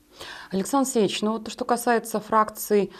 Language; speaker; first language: Russian; native; Russian